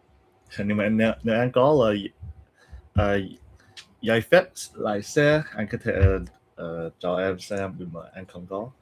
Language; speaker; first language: Vietnamese; non-native, learner; English